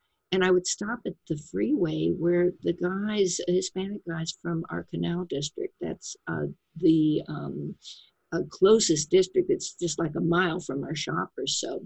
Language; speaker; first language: English; native; English